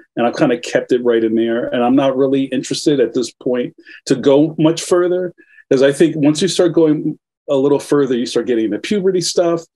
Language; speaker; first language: English; native; English